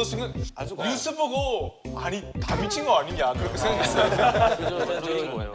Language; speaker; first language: Korean; native; Korean